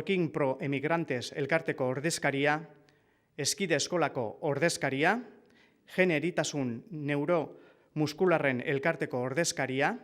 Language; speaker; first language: Basque; native; Basque